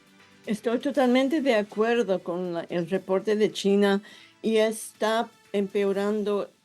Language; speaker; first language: Spanish; non-native, fluent; English